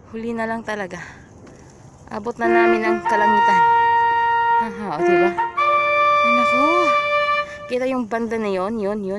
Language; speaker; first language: Filipino; non-native, local second language; Cebuano